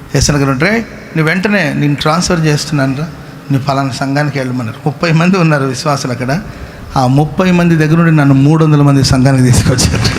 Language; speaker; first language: Telugu; non-native, local second language; Kannada